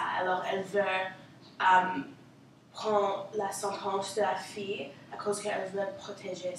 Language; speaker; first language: French; non-native, local second language; English